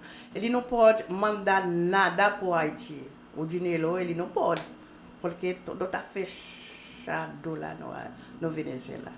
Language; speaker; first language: Portuguese; non-native, learner; Haitian Creole